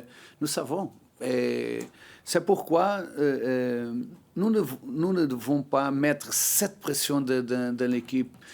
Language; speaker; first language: French; non-native, learner; Portuguese